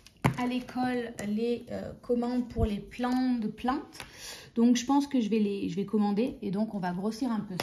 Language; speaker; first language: French; native; French